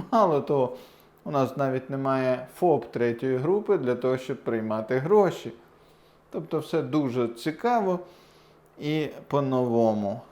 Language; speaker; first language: Ukrainian; non-native, local second language; Russian